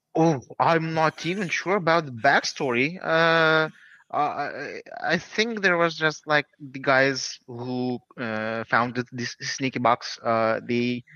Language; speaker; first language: English; non-native, fluent; Lithuanian